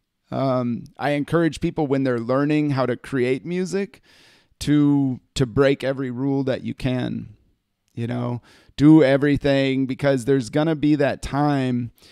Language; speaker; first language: English; native; English